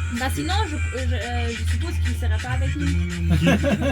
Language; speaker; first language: French; native; French